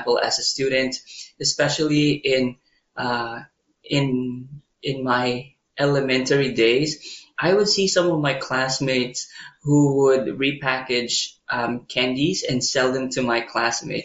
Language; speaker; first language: English; non-native, local second language; Filipino